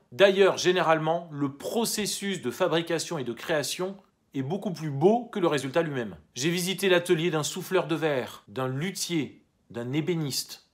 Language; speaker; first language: French; native; French